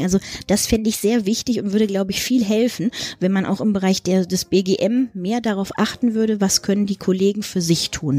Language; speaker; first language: German; native; German